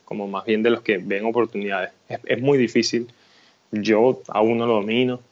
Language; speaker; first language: Spanish; native; Spanish